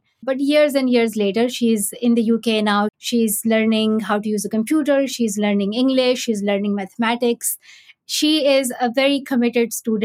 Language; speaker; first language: English; non-native, local second language; Pashto